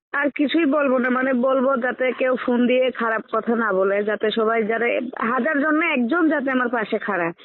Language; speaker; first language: Bangla; native; Bangla